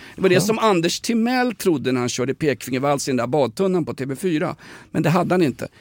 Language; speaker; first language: Swedish; native; Swedish